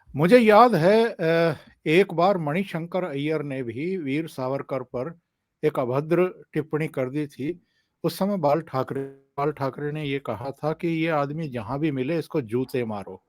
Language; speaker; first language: Hindi; native; Hindi